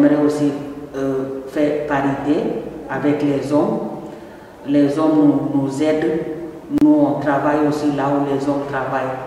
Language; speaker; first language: French; non-native, fluent; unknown